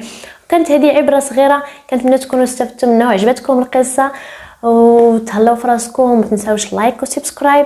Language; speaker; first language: Arabic; native; Arabic